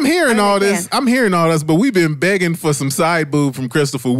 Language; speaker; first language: English; native; English